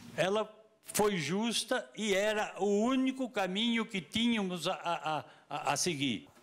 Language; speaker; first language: Portuguese; native; Portuguese